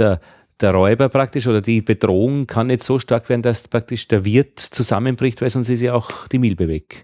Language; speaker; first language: German; native; German